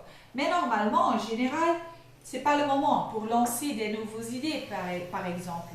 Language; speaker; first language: French; non-native, fluent; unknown